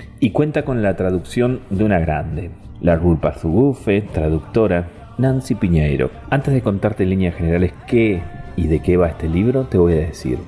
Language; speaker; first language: Spanish; native; Spanish